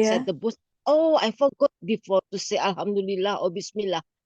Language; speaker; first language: English; non-native, learner; Indonesian